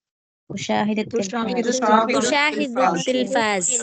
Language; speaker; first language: Arabic; non-native, learner; Tamil